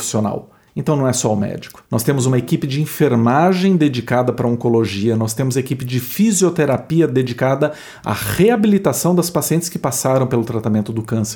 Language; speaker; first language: Portuguese; native; Portuguese